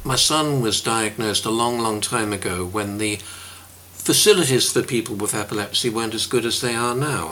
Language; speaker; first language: English; native; English